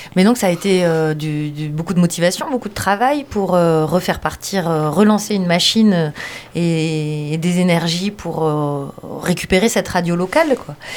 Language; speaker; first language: French; native; French